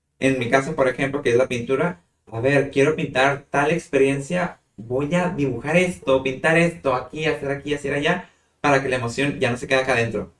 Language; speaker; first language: Spanish; native; Spanish